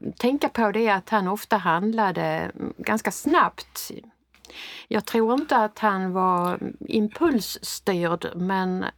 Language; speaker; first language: Swedish; native; Swedish